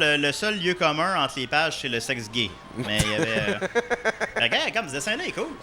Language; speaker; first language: French; native; French